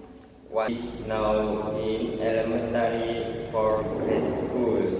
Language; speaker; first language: English; non-native, learner; Indonesian